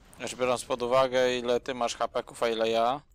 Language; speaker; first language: Polish; native; Polish